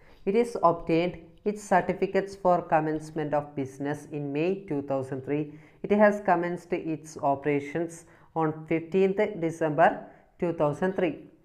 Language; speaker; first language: English; non-native, local second language; Malayalam